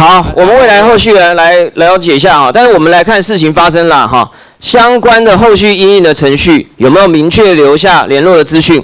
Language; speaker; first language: Chinese; native; Chinese